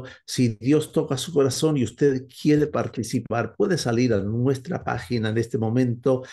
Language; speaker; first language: Spanish; non-native, fluent; English